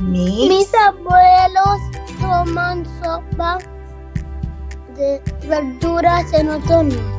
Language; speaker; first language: Spanish; non-native, learner; English